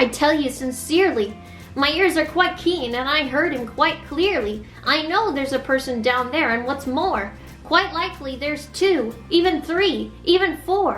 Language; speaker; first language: English; native; English